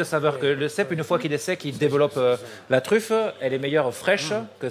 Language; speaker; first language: French; native; French